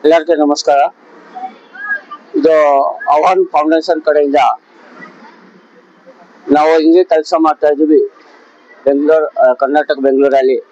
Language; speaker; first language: Kannada; non-native, local second language; Odia